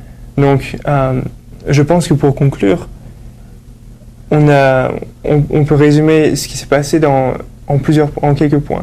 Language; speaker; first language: French; native; French